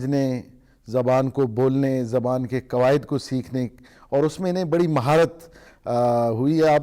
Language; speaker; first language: Urdu; non-native, local second language; Punjabi